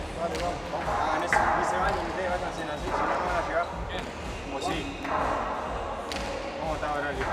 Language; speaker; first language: Spanish; native; Spanish